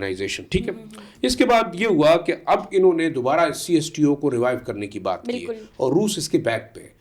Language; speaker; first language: Urdu; native; Urdu